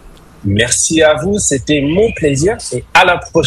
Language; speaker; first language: French; non-native, fluent; English